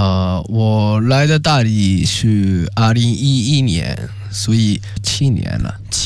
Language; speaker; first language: Chinese; non-native, fluent; Japanese